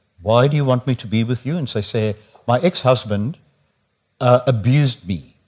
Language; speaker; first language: English; non-native, local second language; Afrikaans